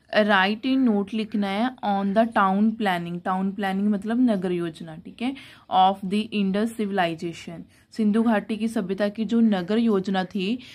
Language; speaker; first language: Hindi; non-native, local second language; Punjabi